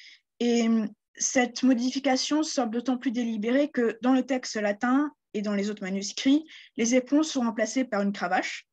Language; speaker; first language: French; native; French